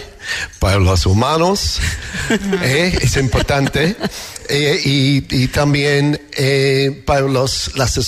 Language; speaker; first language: Spanish; non-native, learner; English